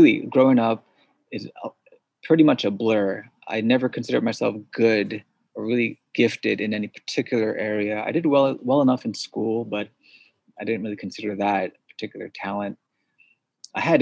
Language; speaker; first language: English; early bilingual, other home language; Korean